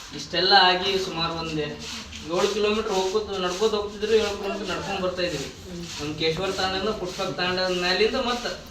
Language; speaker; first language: Kannada; non-native, local second language; Lambadi